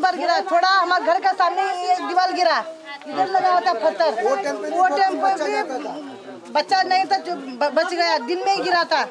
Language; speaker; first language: Hindi; non-native, local second language; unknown